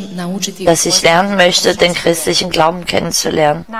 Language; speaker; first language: German; non-native, fluent; Czech